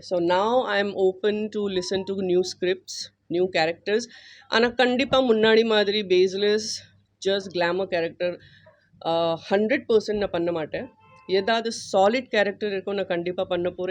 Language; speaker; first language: Tamil; non-native, fluent; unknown